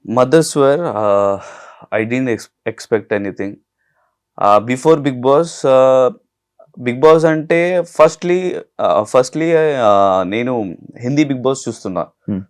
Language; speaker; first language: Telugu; non-native, learner; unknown